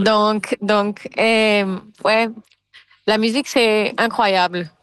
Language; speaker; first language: French; non-native, fluent; Spanish